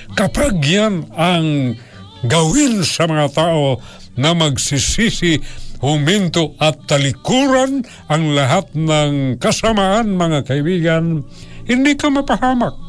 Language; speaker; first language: Filipino; non-native, local second language; Cebuano